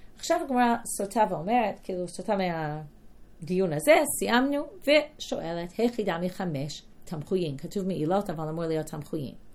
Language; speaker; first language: Hebrew; non-native, fluent; English